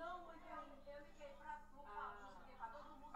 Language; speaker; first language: Portuguese; native; Portuguese